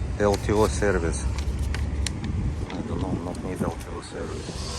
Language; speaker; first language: English; non-native, learner; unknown